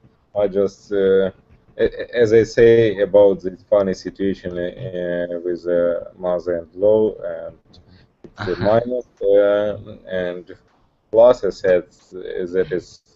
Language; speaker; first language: English; non-native, learner; Russian